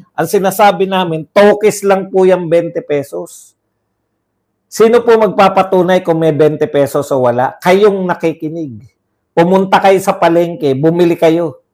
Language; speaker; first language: Filipino; non-native, local second language; Iloko